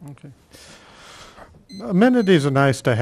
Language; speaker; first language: English; native; English